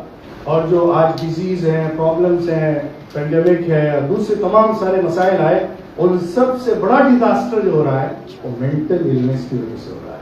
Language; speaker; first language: Urdu; native; Urdu